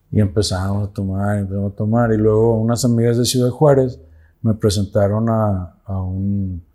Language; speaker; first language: Spanish; native; Spanish